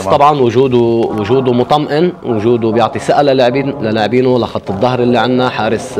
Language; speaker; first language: Arabic; native; Arabic